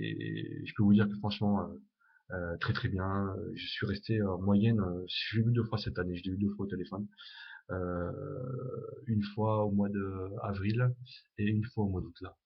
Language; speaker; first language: French; native; French